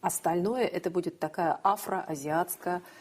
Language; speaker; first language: Russian; native; Russian